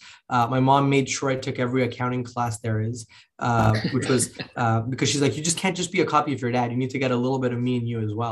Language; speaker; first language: English; early bilingual, other home language; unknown